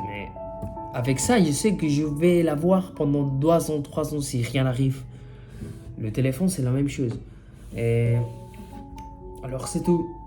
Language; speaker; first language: French; non-native, fluent; Spanish